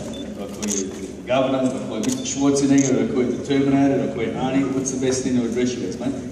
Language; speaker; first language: English; native; English